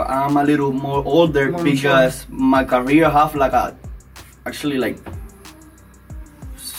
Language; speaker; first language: English; non-native, learner; Spanish